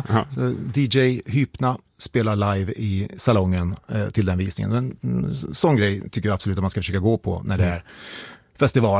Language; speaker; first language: Swedish; native; Swedish